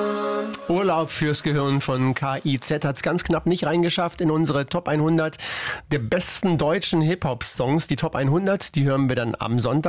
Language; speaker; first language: German; native; German